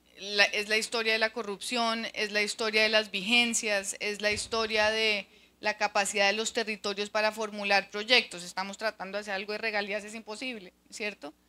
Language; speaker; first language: Spanish; native; Spanish